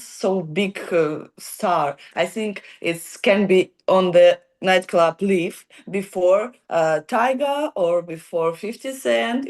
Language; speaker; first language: English; non-native, learner; Ukrainian